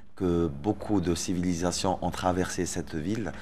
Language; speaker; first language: French; non-native, local second language; Arabic